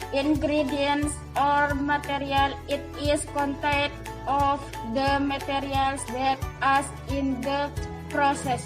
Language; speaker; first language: English; non-native, learner; Indonesian